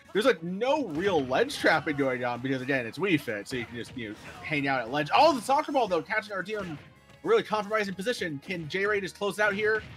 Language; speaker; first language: English; native; English